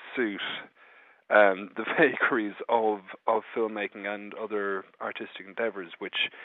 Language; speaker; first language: English; native; English